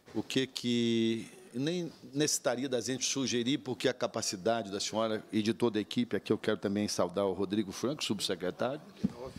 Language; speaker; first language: Portuguese; native; Portuguese